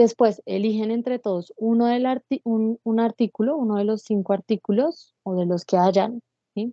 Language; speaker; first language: Spanish; native; Spanish